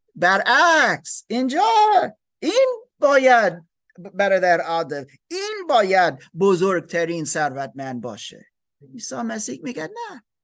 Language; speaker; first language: Persian; non-native, learner; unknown